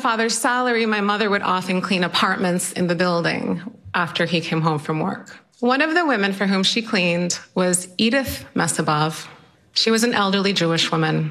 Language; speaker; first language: English; early bilingual, other home language; Spanish